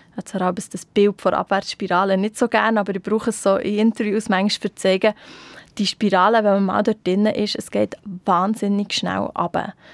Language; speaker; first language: German; native; German